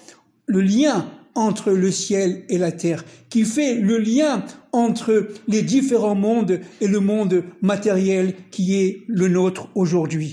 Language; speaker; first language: French; native; French